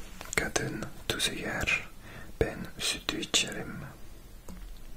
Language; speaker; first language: Turkish; non-native, learner; English